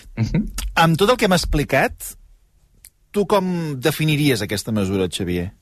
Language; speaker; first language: Catalan; native; Catalan